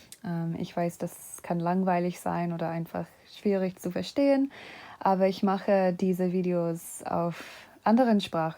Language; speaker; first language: German; non-native, fluent; English